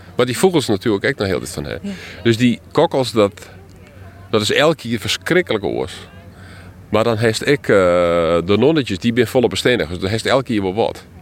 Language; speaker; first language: Dutch; non-native, local second language; Western Frisian